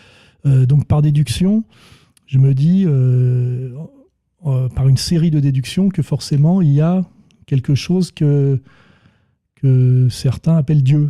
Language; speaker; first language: French; native; French